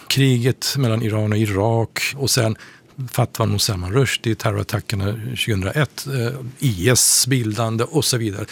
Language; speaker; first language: Swedish; non-native, fluent; Persian